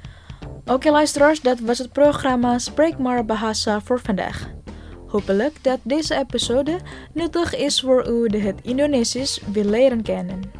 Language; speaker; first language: Dutch; non-native, fluent; Indonesian